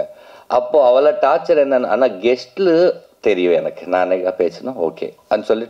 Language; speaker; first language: Tamil; non-native, learner; Telugu